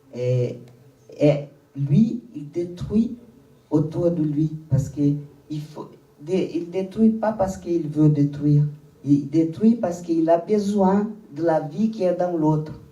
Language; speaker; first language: French; non-native, fluent; Portuguese